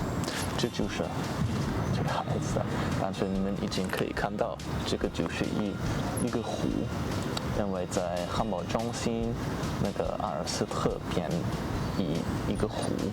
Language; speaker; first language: Chinese; non-native, fluent; German